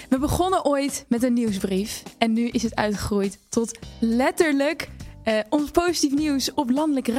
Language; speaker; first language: Dutch; native; Dutch